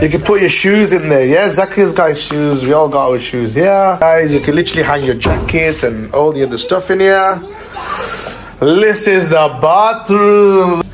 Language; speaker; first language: English; early bilingual, other home language; Hindi